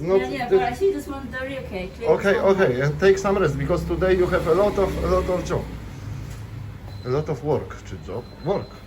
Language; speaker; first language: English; non-native, learner; Polish